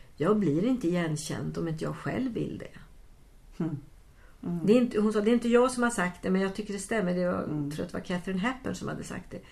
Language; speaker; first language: Swedish; native; Swedish